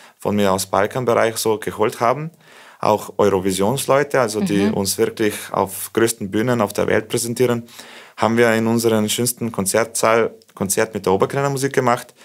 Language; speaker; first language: German; non-native, fluent; Slovenian